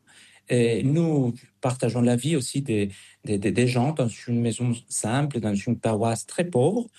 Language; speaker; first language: French; non-native, fluent; Spanish